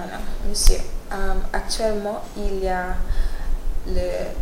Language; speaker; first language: French; non-native, learner; English